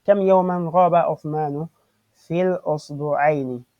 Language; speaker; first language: Arabic; non-native, fluent; French